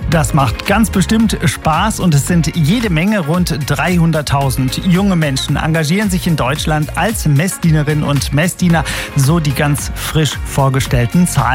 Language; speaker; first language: German; native; German